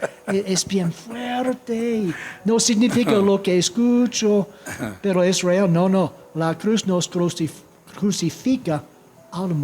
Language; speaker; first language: Spanish; non-native, fluent; English